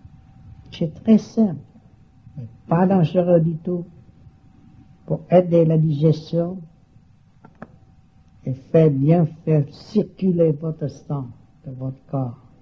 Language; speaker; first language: French; non-native, learner; Vietnamese